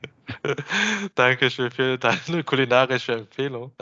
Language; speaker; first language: German; non-native, fluent; Chinese